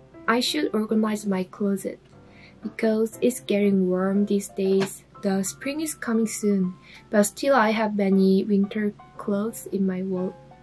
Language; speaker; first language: English; non-native, learner; Korean